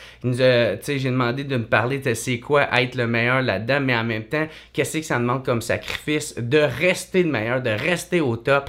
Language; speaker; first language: French; native; French